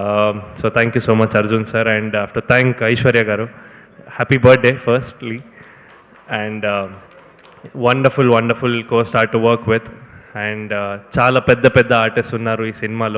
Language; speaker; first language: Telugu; non-native, learner; Kannada